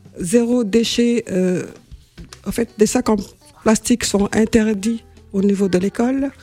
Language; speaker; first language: French; non-native, local second language; Wolof